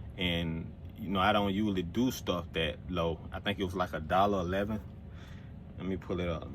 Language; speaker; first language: English; native; English